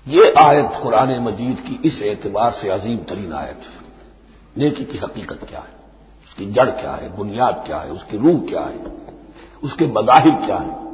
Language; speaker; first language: Urdu; native; Urdu